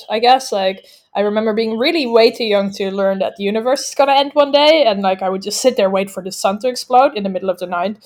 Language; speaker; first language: English; non-native, fluent; Dutch